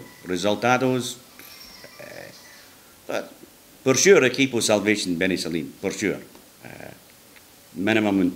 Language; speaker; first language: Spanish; non-native, learner; English